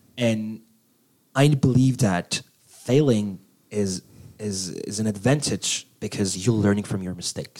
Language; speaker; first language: English; non-native, fluent; Turkish